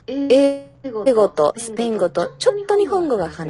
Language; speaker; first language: Japanese; non-native, learner; Spanish